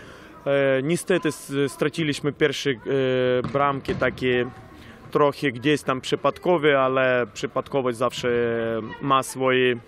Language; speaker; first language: Polish; non-native, fluent; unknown